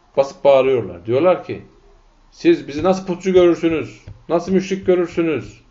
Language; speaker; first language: Turkish; non-native, fluent; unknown